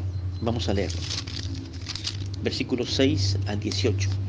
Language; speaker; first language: Spanish; native; Spanish